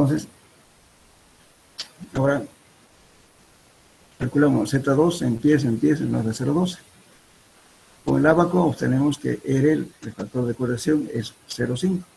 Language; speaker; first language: Spanish; native; Spanish